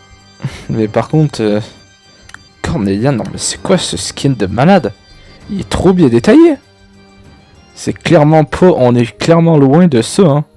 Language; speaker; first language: French; native; French